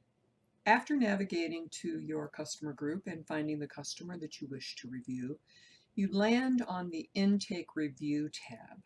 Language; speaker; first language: English; native; English